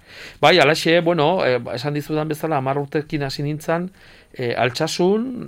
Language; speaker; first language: Basque; native; Basque